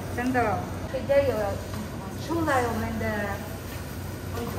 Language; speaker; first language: Chinese; non-native, learner; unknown